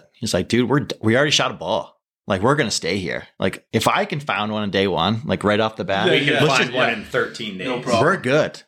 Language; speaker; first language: English; native; English